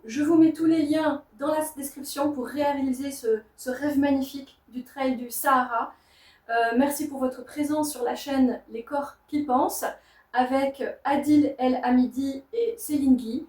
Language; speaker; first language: French; native; French